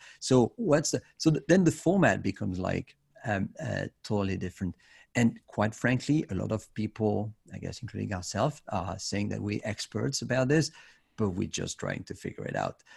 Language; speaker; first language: English; non-native, fluent; French